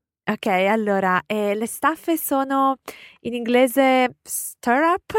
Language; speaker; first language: Italian; native; Italian